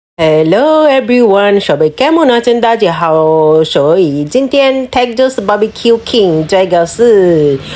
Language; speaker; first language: Chinese; non-native, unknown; Bangla